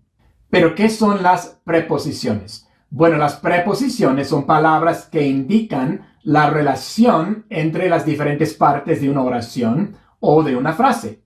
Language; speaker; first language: Spanish; non-native, fluent; English